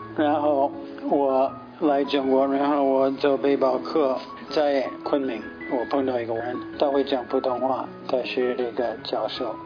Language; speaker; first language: Chinese; non-native, fluent; English